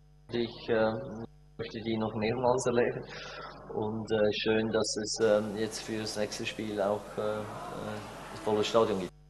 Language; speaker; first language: German; non-native, fluent; Swiss German